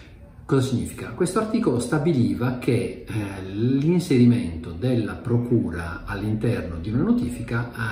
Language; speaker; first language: Italian; native; Italian